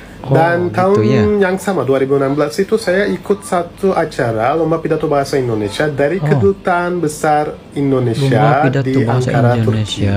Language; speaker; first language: Indonesian; non-native, fluent; Turkish